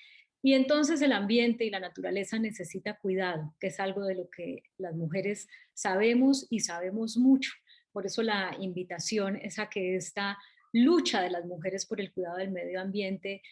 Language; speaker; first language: Spanish; native; Spanish